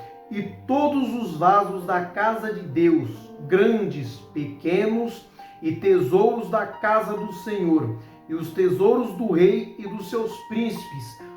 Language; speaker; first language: Portuguese; native; Portuguese